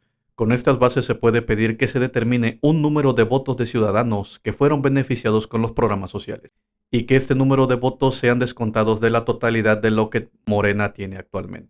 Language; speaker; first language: Spanish; native; Spanish